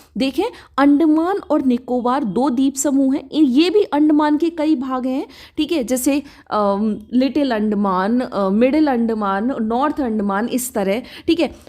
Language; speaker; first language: Hindi; native; Hindi